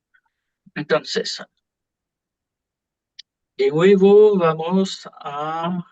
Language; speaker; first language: Spanish; non-native, fluent; French